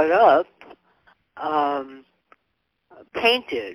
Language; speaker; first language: English; native; English